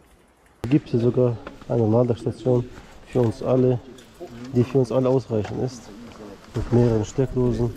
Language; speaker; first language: German; non-native, fluent; Russian